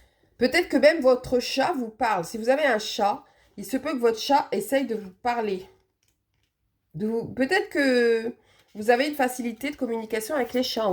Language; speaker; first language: French; native; French